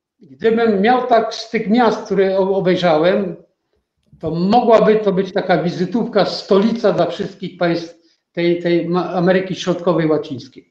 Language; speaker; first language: Polish; native; Polish